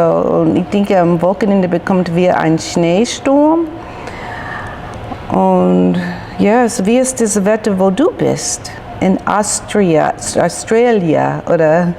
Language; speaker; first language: German; non-native, learner; English